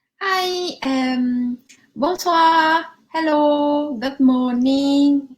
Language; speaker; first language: English; non-native, learner; Japanese